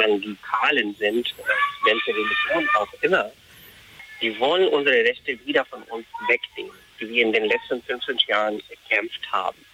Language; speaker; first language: German; non-native, fluent; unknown